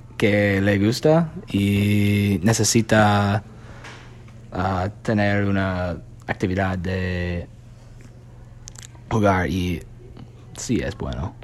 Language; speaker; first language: Spanish; non-native, learner; English